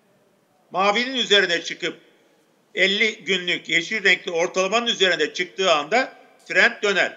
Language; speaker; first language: Turkish; native; Turkish